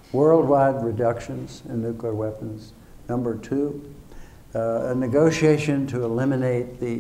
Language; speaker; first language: English; native; English